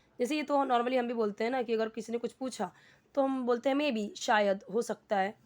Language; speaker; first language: Hindi; native; Hindi